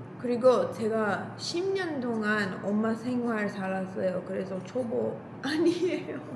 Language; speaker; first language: Korean; non-native, learner; English